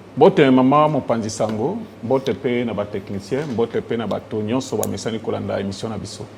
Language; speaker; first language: Lingala; native; Lingala